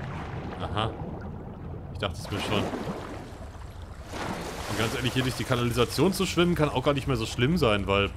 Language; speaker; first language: German; native; German